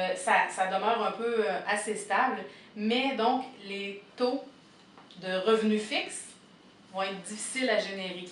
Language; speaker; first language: French; native; French